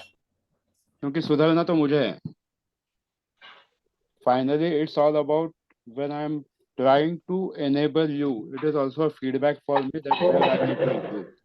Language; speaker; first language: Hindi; native; Hindi